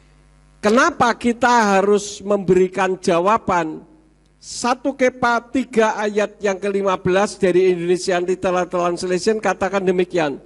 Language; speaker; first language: Indonesian; native; Indonesian